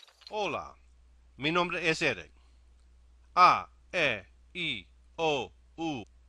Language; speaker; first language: Spanish; non-native, learner; English